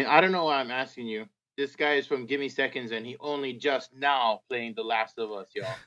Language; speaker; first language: English; native; English